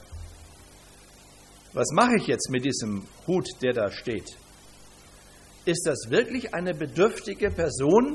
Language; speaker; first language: German; native; German